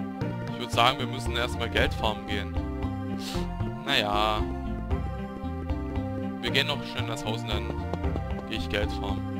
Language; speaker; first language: German; native; German